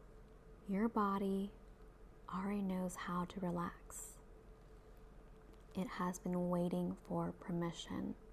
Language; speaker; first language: English; native; English